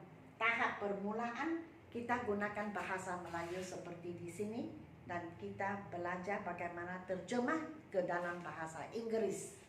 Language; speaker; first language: Malay; non-native, local second language; Chinese